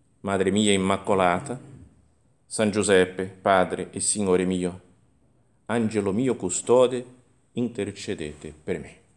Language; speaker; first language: Italian; non-native, fluent; Portuguese